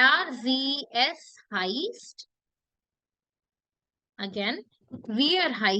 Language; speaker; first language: German; non-native, fluent; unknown